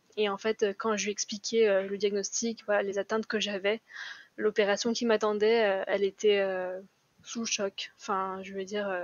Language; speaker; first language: French; native; French